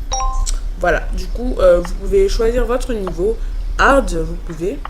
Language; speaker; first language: French; native; French